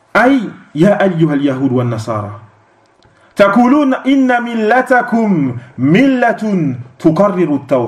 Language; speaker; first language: Arabic; non-native, fluent; French